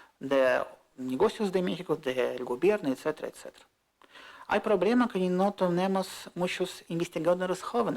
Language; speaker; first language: Spanish; non-native, fluent; Russian